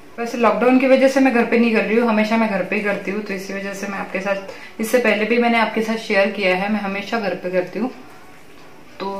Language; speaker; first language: Hindi; non-native, local second language; Marathi